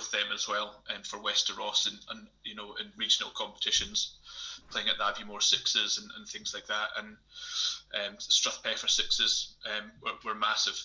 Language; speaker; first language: English; native; English